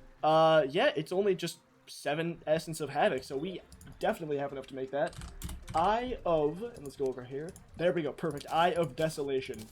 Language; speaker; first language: English; native; English